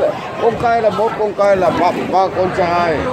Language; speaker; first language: Vietnamese; non-native, learner; Korean